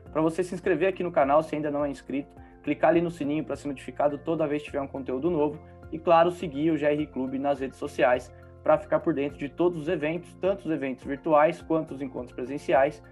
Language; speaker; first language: Portuguese; native; Portuguese